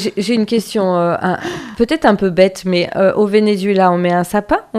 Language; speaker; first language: French; native; French